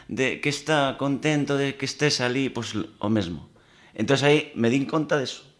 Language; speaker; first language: Galician; non-native, local second language; Spanish